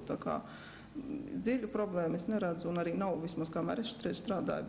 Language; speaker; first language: Latvian; native; Latvian